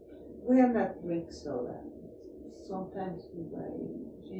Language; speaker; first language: English; non-native, learner; Spanish